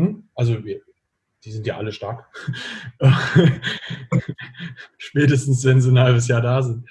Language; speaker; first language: German; native; German